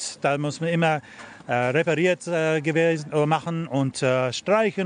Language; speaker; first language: German; early bilingual, heritage; German